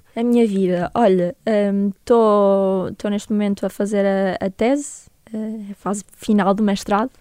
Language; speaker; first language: Portuguese; native; Portuguese